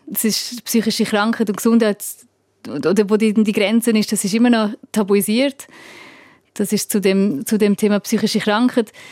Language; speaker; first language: German; native; German